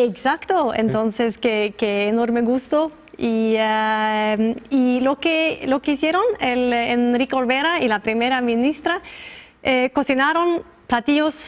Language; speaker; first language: Spanish; non-native, fluent; Norwegian